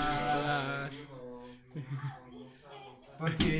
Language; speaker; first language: Spanish; non-native, learner; French